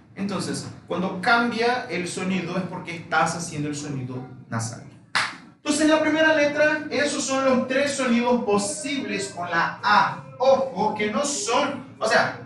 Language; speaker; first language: Spanish; non-native, fluent; Portuguese